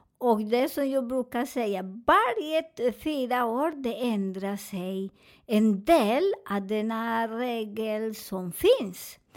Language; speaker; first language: Swedish; non-native, learner; Spanish